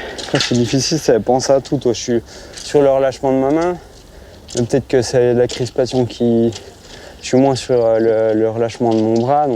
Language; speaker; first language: French; native; French